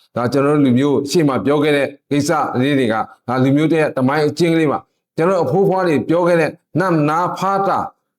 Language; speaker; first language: Burmese; non-native, local second language; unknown